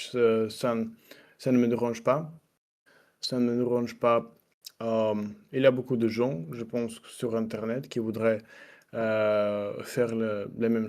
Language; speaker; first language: French; non-native, learner; Russian